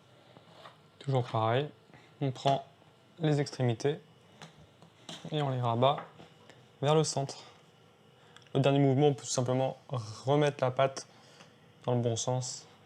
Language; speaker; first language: French; native; French